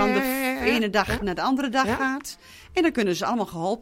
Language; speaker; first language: Dutch; native; Dutch